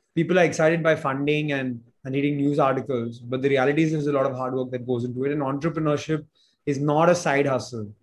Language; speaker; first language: English; non-native, local second language; Hindi